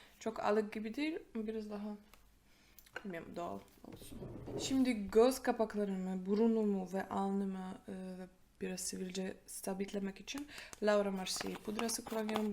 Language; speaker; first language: Turkish; non-native, fluent; Polish